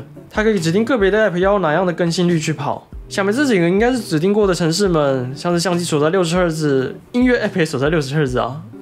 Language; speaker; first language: Chinese; native; Chinese